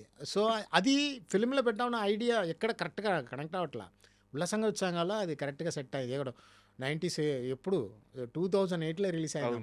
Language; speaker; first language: Telugu; non-native, fluent; Tamil